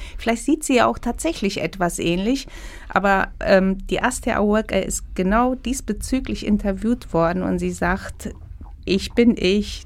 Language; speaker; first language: German; non-native, fluent; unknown